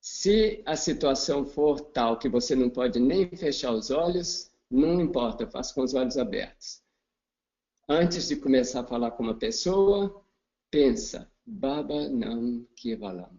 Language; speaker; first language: Portuguese; non-native, fluent; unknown